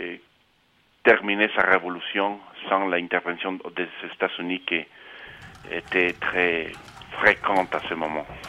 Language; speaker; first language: French; non-native, fluent; Spanish